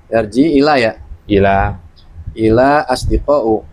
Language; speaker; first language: Arabic; non-native, learner; Indonesian